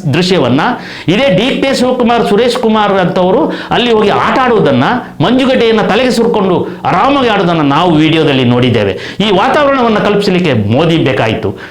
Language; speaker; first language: Kannada; non-native, local second language; Kodava